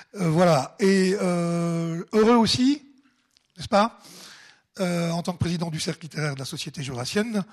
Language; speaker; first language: French; native; French